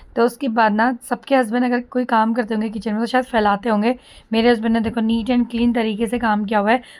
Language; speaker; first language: Hindi; native; Hindi